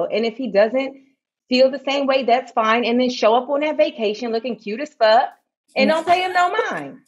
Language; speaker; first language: English; native; English